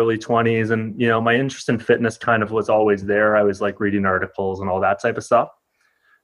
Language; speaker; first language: English; native; English